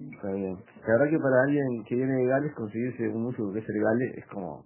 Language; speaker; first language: Spanish; native; Spanish